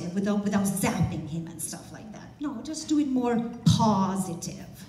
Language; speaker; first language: English; non-native, fluent; Romanian